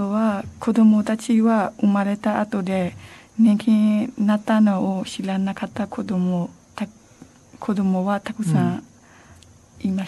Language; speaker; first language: Japanese; non-native, learner; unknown